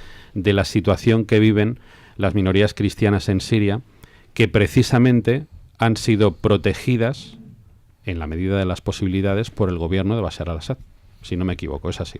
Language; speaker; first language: Spanish; native; Spanish